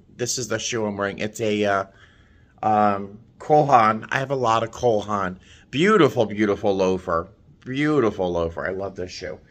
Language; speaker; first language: English; native; English